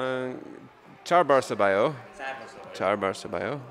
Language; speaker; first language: Nepali; non-native, learner; English